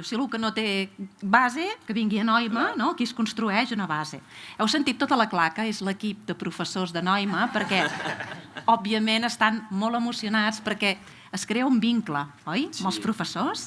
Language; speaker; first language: Catalan; native; Catalan